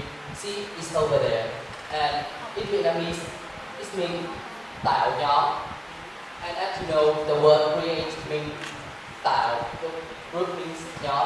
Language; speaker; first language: English; non-native, learner; Vietnamese